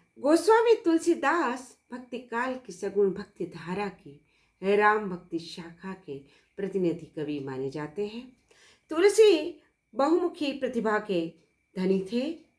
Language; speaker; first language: Hindi; native; Hindi